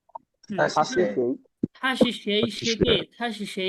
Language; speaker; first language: Chinese; non-native, learner; English